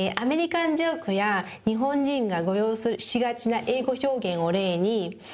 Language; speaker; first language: Japanese; non-native, fluent; English